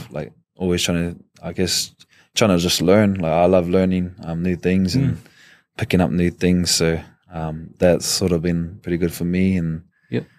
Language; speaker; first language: English; native; English